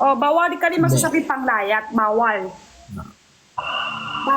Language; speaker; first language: Filipino; non-native, learner; Chinese